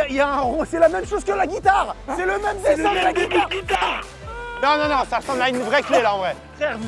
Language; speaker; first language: French; native; French